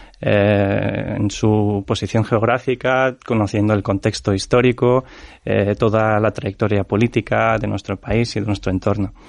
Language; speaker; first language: Spanish; non-native, fluent; Ukrainian